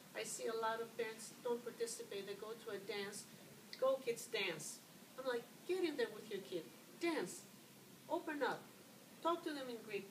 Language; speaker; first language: English; early bilingual, other home language; Greek